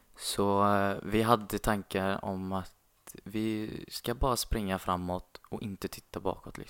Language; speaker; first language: Swedish; non-native, fluent; Arabic